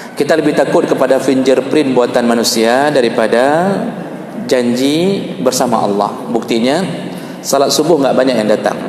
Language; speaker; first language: Malay; non-native, local second language; Achinese